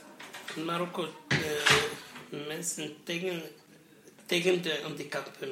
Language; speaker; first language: Dutch; non-native, learner; Arabic